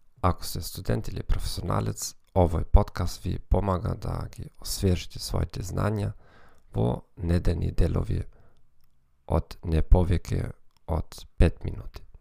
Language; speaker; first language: Macedonian; non-native, learner; German